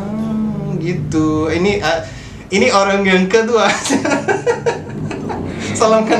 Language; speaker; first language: Indonesian; non-native, fluent; Portuguese